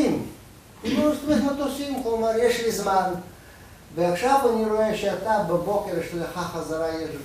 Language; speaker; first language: Hebrew; non-native, fluent; Russian